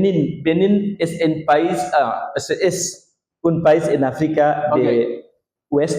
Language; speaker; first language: Spanish; non-native, learner; Indonesian